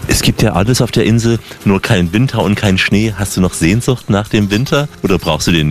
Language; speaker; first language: German; native; German